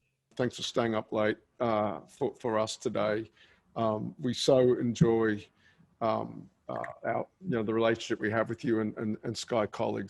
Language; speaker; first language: English; native; English